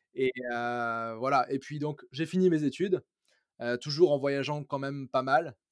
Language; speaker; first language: French; native; French